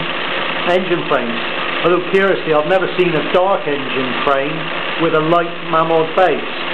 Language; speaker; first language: English; native; English